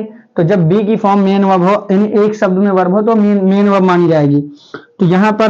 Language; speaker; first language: Hindi; native; Hindi